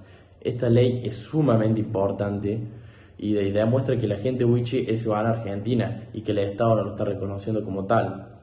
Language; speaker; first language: Spanish; native; Spanish